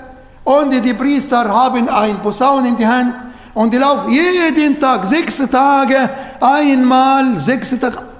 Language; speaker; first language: German; non-native, fluent; Arabic